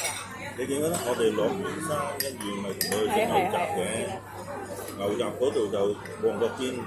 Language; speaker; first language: Cantonese; native; Cantonese